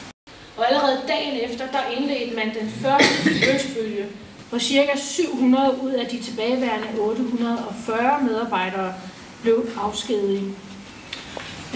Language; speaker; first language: Danish; native; Danish